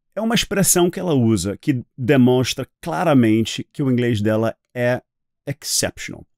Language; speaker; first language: Portuguese; non-native, fluent; English